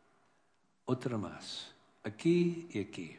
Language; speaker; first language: Spanish; non-native, learner; English